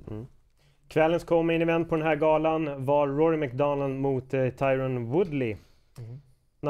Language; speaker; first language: Swedish; native; Swedish